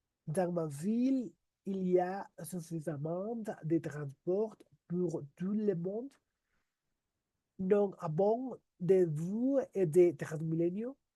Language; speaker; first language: French; non-native, learner; Spanish